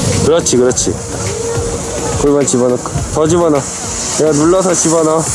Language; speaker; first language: Korean; native; Korean